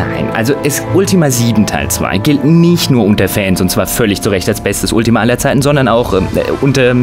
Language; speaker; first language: German; native; German